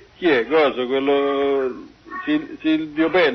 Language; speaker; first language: Italian; native; Italian